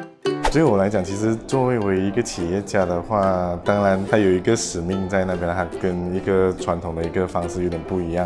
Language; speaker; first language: Chinese; native; Chinese